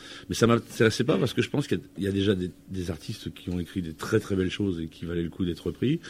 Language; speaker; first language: French; native; French